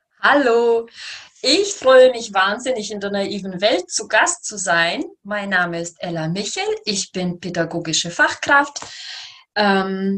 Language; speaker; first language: German; native; German